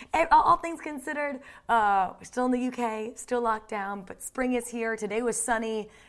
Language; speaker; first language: English; native; English